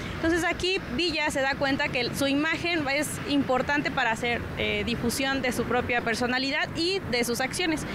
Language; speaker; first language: Spanish; native; Spanish